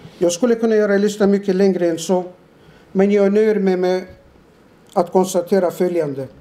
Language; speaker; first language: Swedish; non-native, fluent; Turoyo